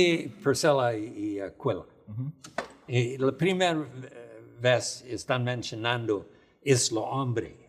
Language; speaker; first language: Spanish; non-native, fluent; English